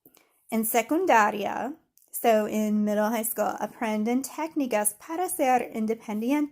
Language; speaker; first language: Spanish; non-native, fluent; English